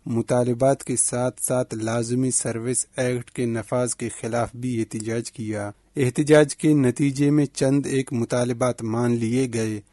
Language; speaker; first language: Urdu; non-native, local second language; Baluchi